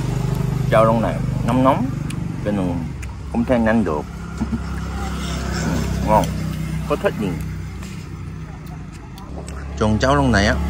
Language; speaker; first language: Vietnamese; non-native, learner; Korean